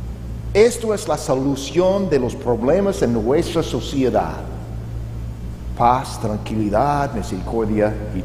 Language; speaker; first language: Spanish; non-native, learner; English